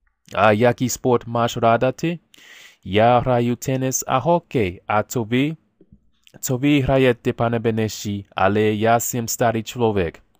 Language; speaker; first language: Czech; non-native, learner; English